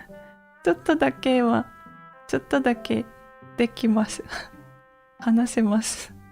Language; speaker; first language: Japanese; non-native, learner; English